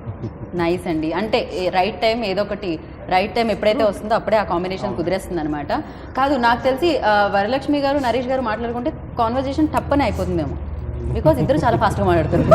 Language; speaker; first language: Telugu; native; Telugu